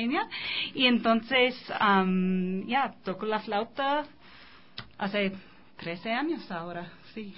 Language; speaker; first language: Spanish; non-native, learner; English